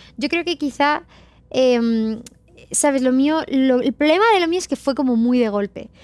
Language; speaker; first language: Spanish; native; Spanish